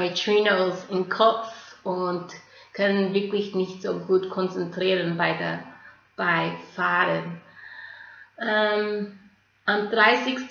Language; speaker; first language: German; non-native, fluent; English